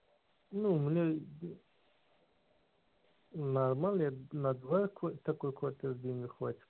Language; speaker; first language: Russian; non-native, learner; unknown